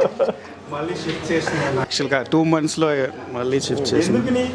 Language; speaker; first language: Telugu; non-native, learner; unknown